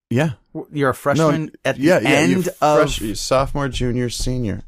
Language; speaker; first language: English; native; English